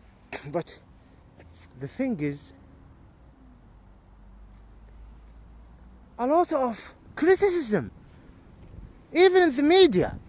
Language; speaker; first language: English; non-native, fluent; Arabic